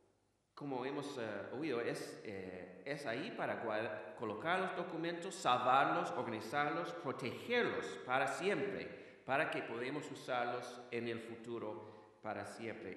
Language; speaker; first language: Spanish; non-native, fluent; English